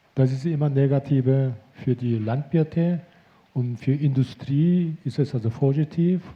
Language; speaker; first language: German; non-native, fluent; Korean